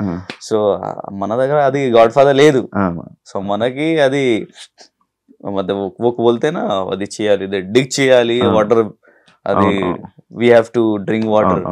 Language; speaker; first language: Telugu; non-native, local second language; Hindi